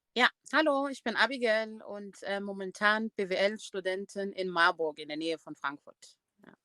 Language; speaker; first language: German; early bilingual, other home language; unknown